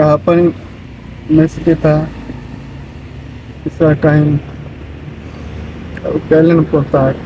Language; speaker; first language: Filipino; non-native, learner; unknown